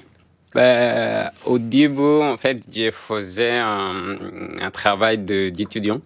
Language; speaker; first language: French; non-native, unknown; Arabic